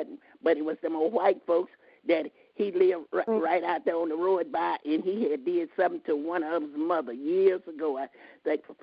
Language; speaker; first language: English; native; English